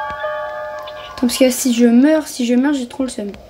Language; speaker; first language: French; native; French